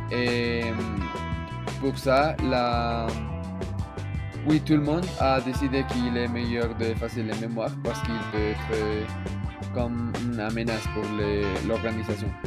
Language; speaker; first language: French; non-native, learner; Spanish